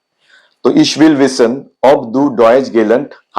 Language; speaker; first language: German; non-native, fluent; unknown